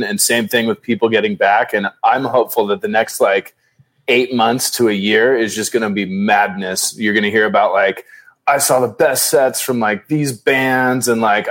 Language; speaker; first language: English; native; English